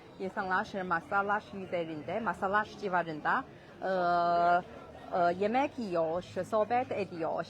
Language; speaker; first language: Turkish; non-native, learner; Chinese